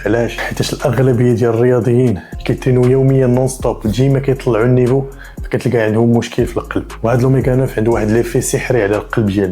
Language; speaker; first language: Arabic; native; Arabic